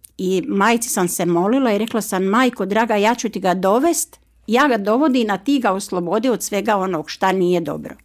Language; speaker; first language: Croatian; native; Croatian